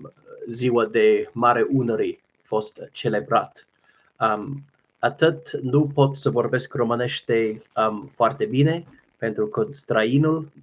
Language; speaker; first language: Romanian; non-native, learner; English